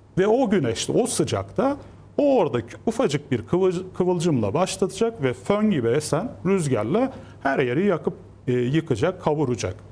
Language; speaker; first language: Turkish; native; Turkish